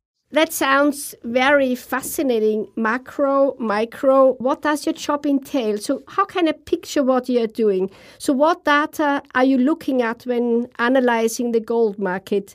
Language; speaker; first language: English; non-native, fluent; German